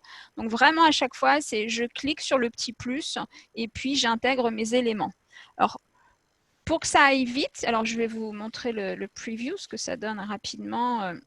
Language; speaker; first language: French; native; French